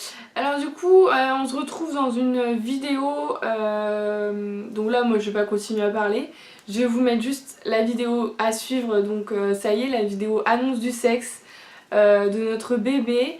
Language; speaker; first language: French; native; French